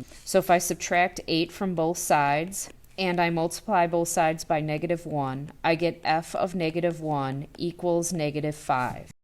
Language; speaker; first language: English; native; English